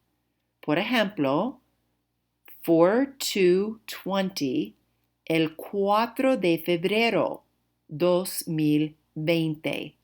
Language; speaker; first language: Spanish; non-native, fluent; English